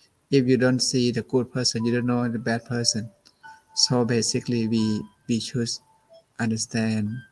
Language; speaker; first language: English; non-native, learner; Thai